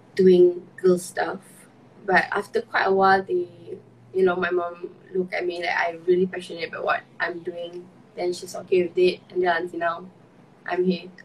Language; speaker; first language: English; non-native, local second language; Malay